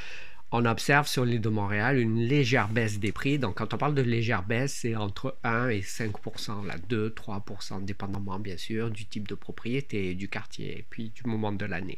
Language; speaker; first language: French; native; French